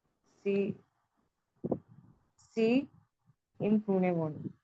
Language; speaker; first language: German; non-native, learner; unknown